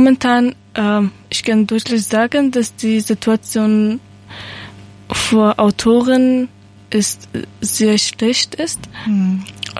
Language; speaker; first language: German; non-native, learner; Persian